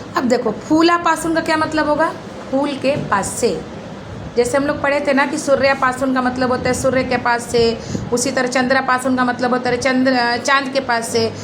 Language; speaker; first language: Hindi; native; Hindi